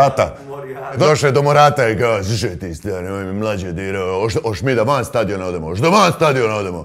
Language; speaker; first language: Croatian; native; Croatian